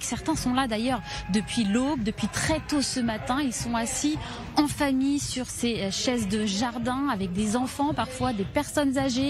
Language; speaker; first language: French; native; French